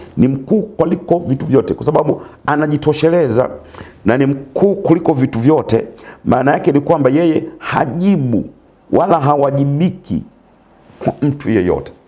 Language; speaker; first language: Swahili; native; Swahili